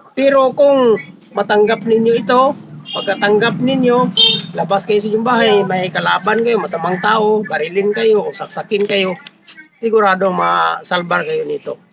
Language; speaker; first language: Filipino; non-native, local second language; Cebuano